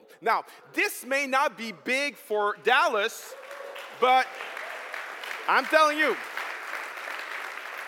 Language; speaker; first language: English; non-native, fluent; French